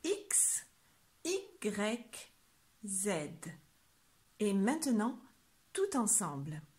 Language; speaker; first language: French; native; French